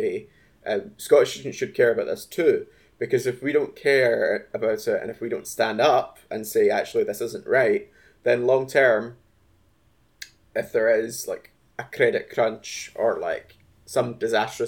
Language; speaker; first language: English; native; English